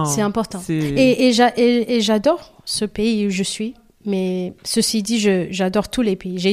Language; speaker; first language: French; non-native, fluent; Kabuverdianu